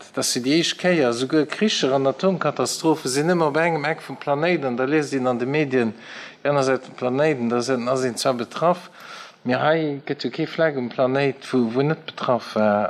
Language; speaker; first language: Luxembourgish; native; Luxembourgish